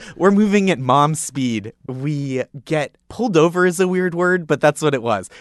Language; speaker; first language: English; native; English